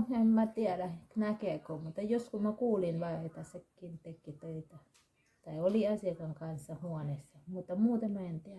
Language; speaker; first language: Finnish; non-native, learner; Thai